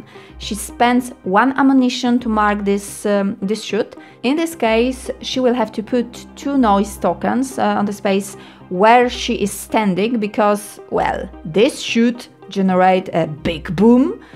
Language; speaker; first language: English; non-native, fluent; Polish